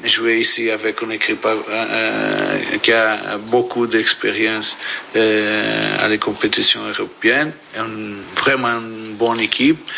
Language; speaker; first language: French; non-native, learner; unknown